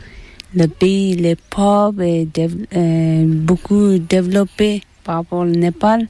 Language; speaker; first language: French; non-native, learner; Tibetan